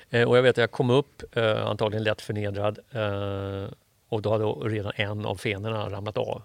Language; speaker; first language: Swedish; native; Swedish